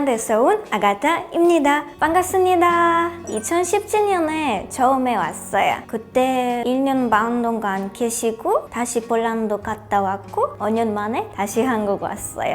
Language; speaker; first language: Korean; non-native, learner; Polish